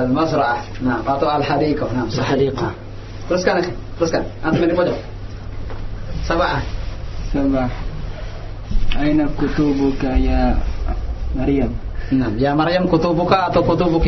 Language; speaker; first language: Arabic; non-native, fluent; Indonesian